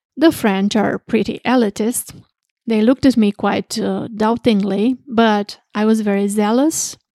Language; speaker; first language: English; non-native, fluent; Romanian